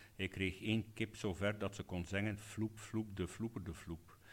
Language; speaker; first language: Dutch; native; Dutch